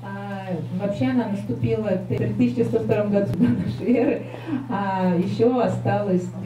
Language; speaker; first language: Russian; native; Russian